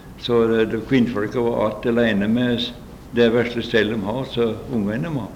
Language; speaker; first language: Norwegian; early bilingual, heritage; Norwegian